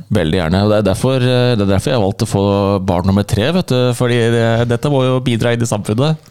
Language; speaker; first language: Norwegian; native; Norwegian